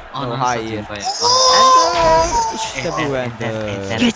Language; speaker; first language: Turkish; non-native, learner; English